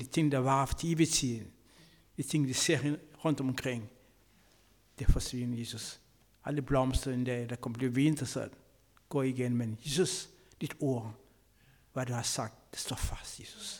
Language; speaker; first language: Danish; non-native, learner; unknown